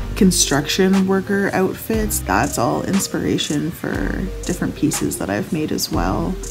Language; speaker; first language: English; native; English